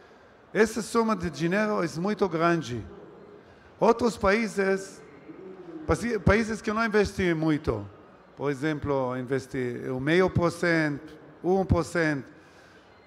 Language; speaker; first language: Portuguese; non-native, learner; Hebrew